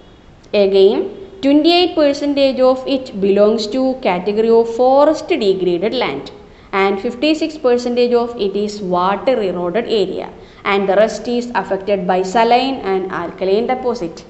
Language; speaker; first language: English; non-native, local second language; Malayalam